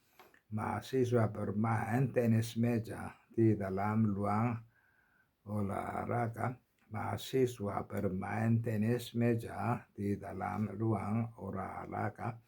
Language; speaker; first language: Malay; non-native, learner; Korean